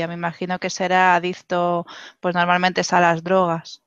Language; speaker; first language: Spanish; native; Spanish